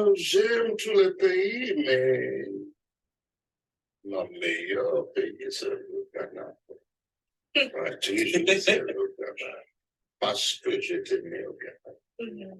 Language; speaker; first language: French; non-native, learner; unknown